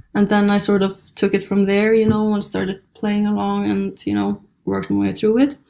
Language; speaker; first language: English; non-native, fluent; Icelandic